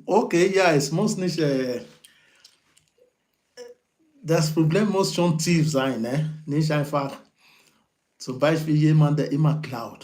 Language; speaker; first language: German; non-native, learner; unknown